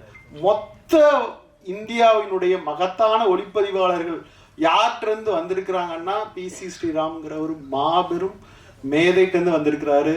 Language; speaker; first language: Tamil; native; Tamil